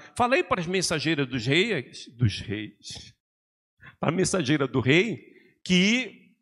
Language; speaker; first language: Portuguese; native; Portuguese